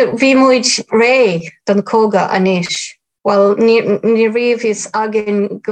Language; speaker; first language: Irish; non-native, fluent; Ukrainian